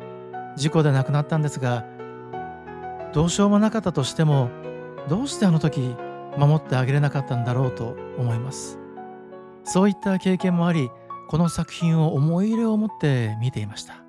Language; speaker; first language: Japanese; native; Japanese